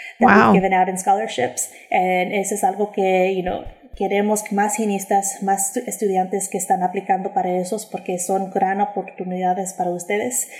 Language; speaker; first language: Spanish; early bilingual, heritage; English